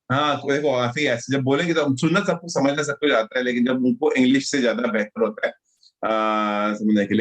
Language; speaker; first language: Hindi; native; Hindi